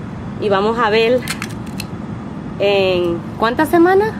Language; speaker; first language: Spanish; early bilingual, heritage; Spanish